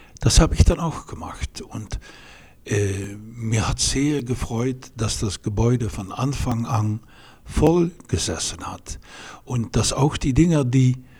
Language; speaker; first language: German; non-native, fluent; Dutch